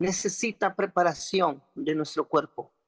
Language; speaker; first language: Spanish; non-native, local second language; Quechua